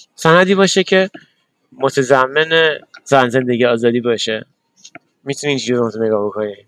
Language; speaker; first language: Persian; early bilingual, other home language; English